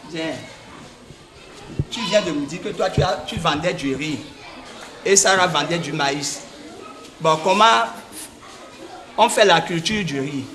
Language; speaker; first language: French; native; French